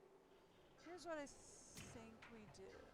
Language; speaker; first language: English; native; English